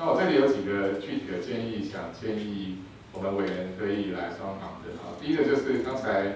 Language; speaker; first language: Chinese; native; Chinese